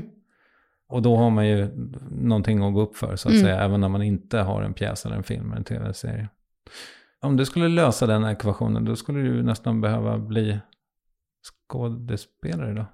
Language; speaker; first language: Swedish; native; Swedish